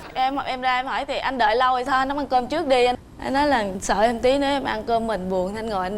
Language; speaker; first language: Vietnamese; native; Vietnamese